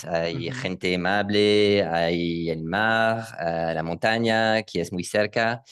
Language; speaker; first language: Spanish; non-native, learner; French